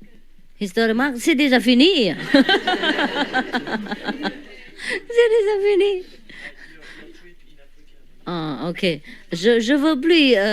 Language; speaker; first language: French; non-native, learner; Vietnamese